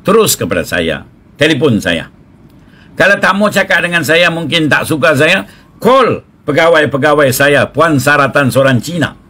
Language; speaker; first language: Malay; non-native, local second language; Tamil